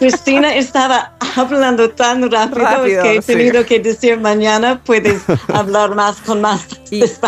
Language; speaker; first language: Spanish; non-native, learner; English